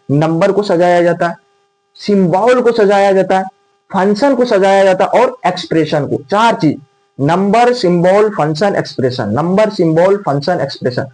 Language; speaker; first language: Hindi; native; Hindi